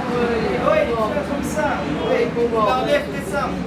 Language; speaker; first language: French; non-native, learner; Indonesian